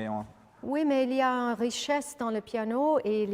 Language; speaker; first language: French; non-native, fluent; English